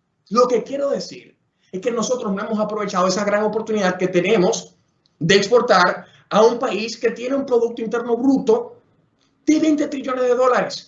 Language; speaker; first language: Spanish; native; Spanish